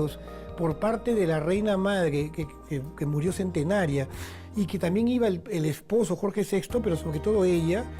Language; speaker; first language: Spanish; native; Spanish